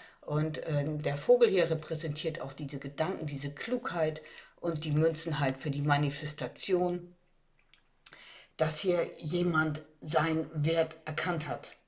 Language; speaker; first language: German; native; German